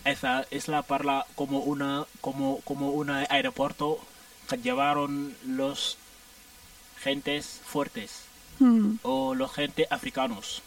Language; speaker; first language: Spanish; non-native, learner; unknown